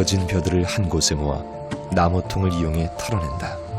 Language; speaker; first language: Korean; native; Korean